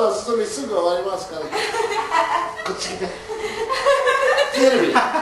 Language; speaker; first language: Japanese; non-native, fluent; English